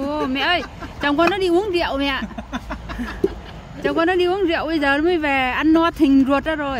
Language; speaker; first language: Korean; non-native, learner; Vietnamese